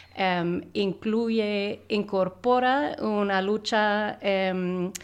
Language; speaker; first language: Spanish; non-native, fluent; English